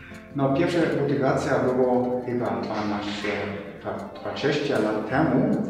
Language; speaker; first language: Polish; non-native, learner; German